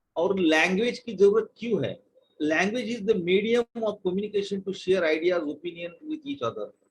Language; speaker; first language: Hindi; non-native, local second language; Marathi